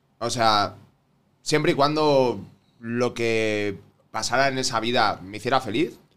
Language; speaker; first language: Spanish; native; Spanish